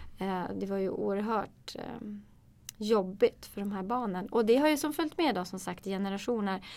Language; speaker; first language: Swedish; native; Swedish